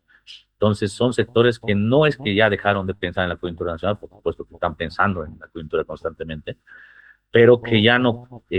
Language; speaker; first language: Spanish; native; Spanish